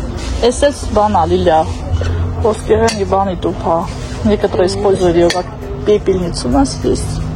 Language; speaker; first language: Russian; non-native, local second language; Armenian